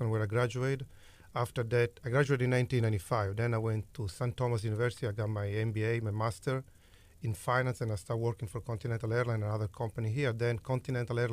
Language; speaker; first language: English; non-native, fluent; Italian